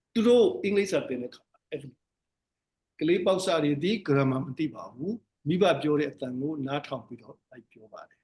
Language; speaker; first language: English; non-native, fluent; Burmese